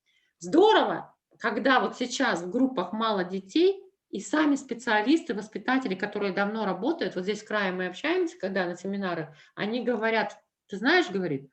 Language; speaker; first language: Russian; native; Russian